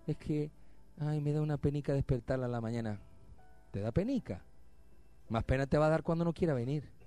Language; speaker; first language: Spanish; native; Spanish